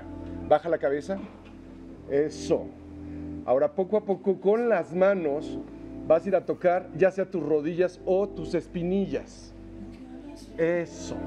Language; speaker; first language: Spanish; native; Spanish